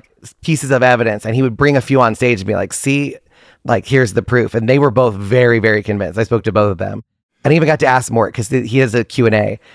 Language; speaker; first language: English; native; English